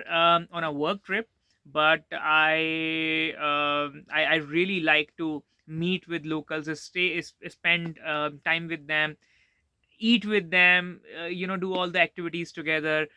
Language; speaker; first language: English; non-native, local second language; Hindi